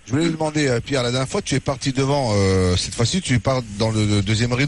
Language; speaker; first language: French; native; French